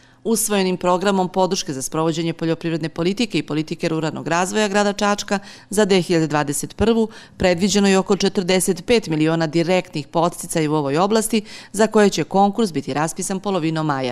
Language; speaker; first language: Serbian; native; Serbian